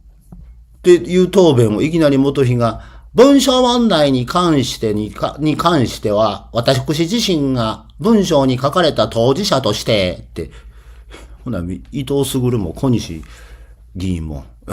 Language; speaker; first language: Japanese; native; Japanese